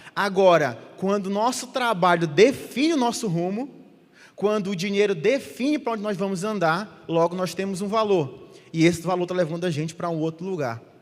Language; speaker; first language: Portuguese; native; Portuguese